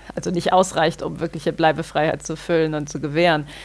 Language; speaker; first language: German; native; German